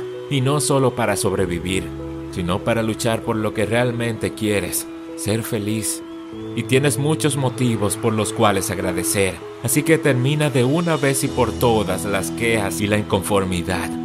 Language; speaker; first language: Spanish; native; Spanish